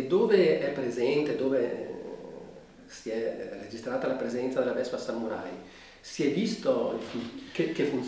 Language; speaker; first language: Italian; native; Italian